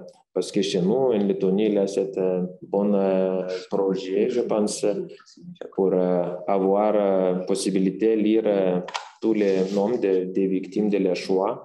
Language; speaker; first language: French; non-native, fluent; Lithuanian